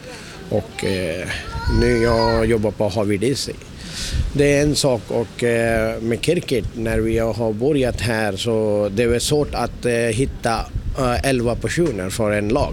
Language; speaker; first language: Swedish; non-native, learner; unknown